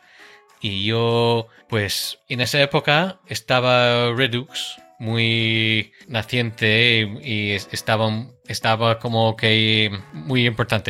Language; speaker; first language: Spanish; non-native, fluent; English